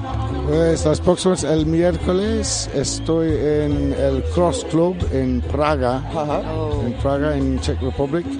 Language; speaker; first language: Spanish; non-native, fluent; English